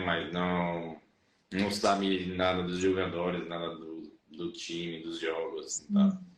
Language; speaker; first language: Portuguese; non-native, fluent; Spanish